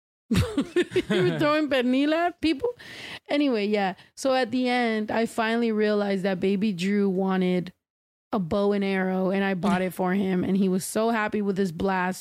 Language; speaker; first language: English; early bilingual, other home language; Spanish